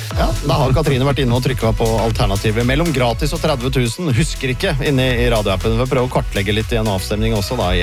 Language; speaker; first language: Norwegian; native; Norwegian